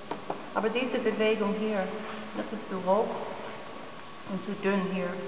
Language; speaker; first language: German; non-native, learner; English